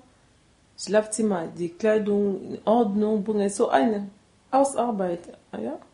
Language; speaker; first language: German; non-native, learner; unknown